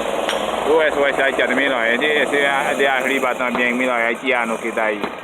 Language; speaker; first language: Spanish; non-native, local second language; Haitian Creole